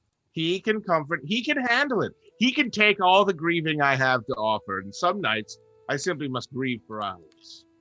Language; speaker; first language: English; native; English